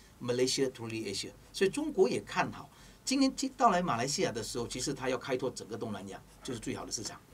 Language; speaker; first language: Chinese; native; Chinese